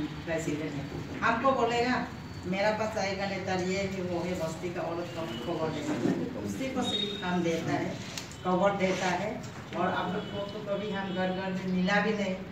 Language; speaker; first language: Hindi; non-native, local second language; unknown